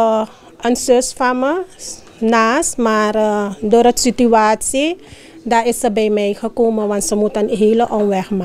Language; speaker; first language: Dutch; non-native, local second language; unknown